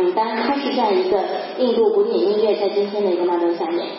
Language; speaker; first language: Chinese; native; Chinese